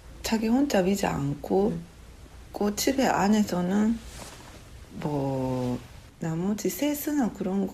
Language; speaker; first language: Korean; non-native, learner; Japanese